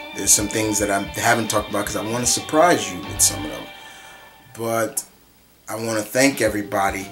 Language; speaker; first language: English; native; English